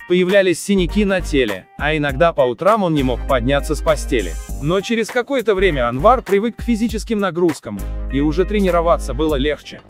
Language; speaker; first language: Russian; non-native, local second language; Uzbek